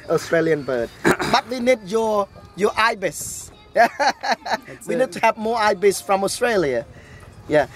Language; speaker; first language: English; non-native, fluent; Khmer